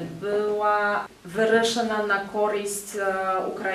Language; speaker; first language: Ukrainian; non-native, fluent; Polish